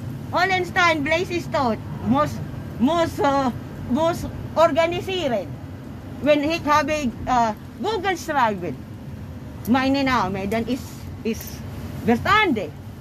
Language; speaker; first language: German; non-native, learner; Filipino